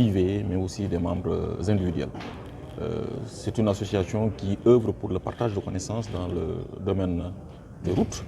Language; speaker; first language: French; non-native, local second language; Wolof